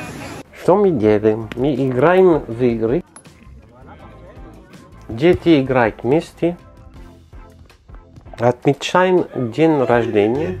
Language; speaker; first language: Russian; non-native, learner; French